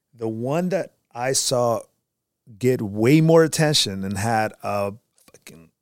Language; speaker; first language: English; early bilingual, other home language; Spanish